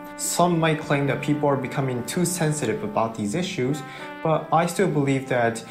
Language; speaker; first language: English; early bilingual, other home language; Japanese